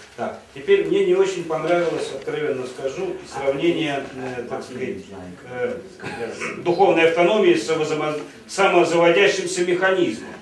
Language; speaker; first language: Russian; native; Russian